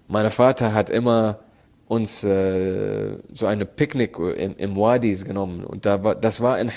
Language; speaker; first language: German; non-native, learner; Arabic